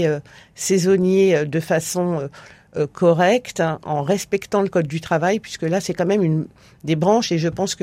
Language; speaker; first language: French; native; French